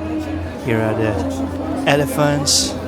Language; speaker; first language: English; non-native, fluent; Russian